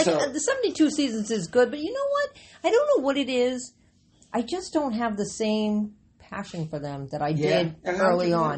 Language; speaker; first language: English; native; English